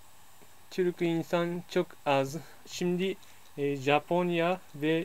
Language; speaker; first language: Turkish; non-native, learner; Japanese